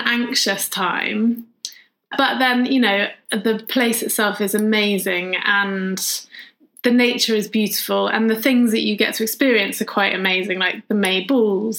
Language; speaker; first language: English; native; English